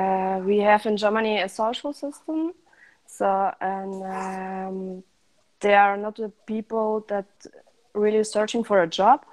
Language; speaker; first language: English; non-native, learner; Russian